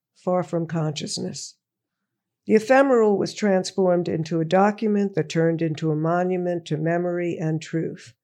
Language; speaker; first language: English; native; English